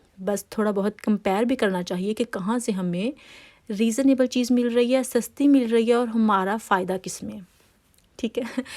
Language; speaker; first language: Urdu; native; Urdu